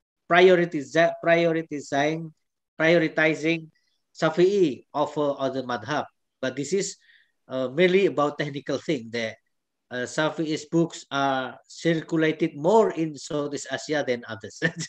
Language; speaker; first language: English; non-native, fluent; Indonesian